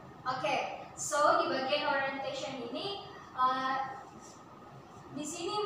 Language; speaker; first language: Indonesian; native; Indonesian